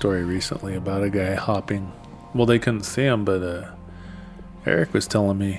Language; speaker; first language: English; native; English